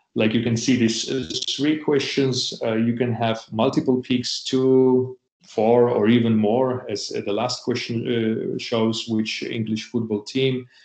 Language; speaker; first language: English; non-native, fluent; Polish